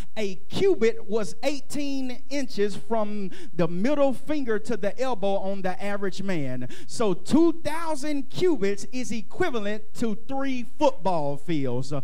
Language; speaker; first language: English; native; English